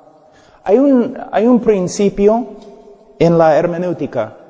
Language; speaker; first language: Spanish; non-native, fluent; English